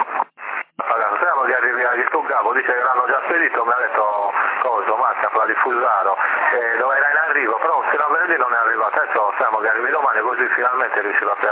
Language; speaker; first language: Italian; native; Italian